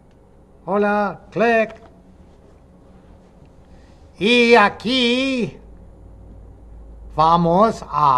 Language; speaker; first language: Spanish; non-native, fluent; English